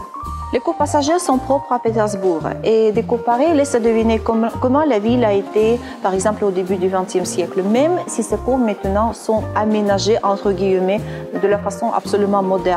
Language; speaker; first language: French; non-native, fluent; Russian